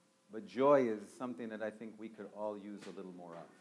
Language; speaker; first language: English; early bilingual, other home language; Spanish